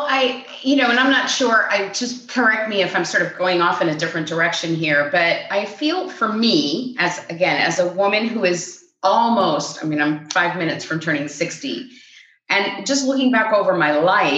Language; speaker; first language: English; non-native, fluent; Spanish